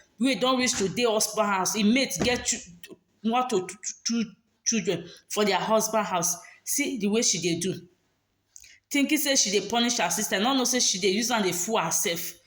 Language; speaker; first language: Nigerian Pidgin; native; Nigerian Pidgin